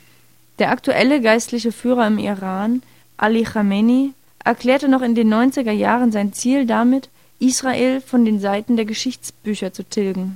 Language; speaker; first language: German; native; German